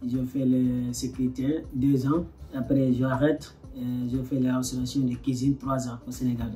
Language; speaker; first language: French; non-native, local second language; Soninke